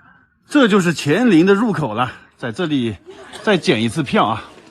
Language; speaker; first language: Chinese; native; Chinese